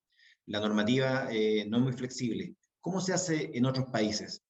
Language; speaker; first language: Spanish; native; Spanish